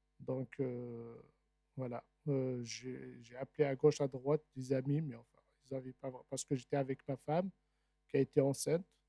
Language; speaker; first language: French; non-native, local second language; Arabic